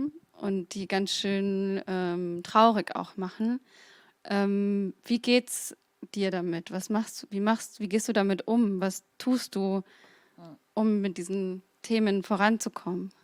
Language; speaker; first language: German; native; German